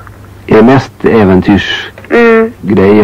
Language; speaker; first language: Swedish; native; Swedish